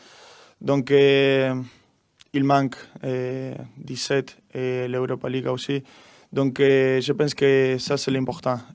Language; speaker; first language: French; non-native, learner; Spanish